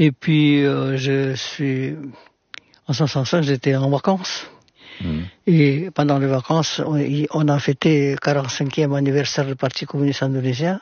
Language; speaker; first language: French; non-native, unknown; Indonesian